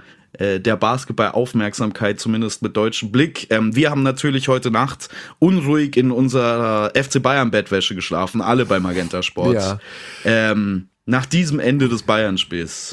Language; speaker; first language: German; native; German